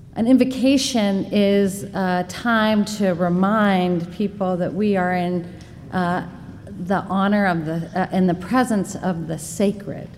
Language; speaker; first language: English; native; English